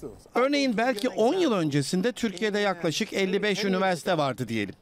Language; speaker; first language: Turkish; native; Turkish